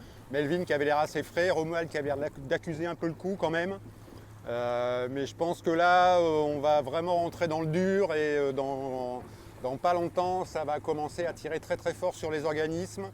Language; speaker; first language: French; native; French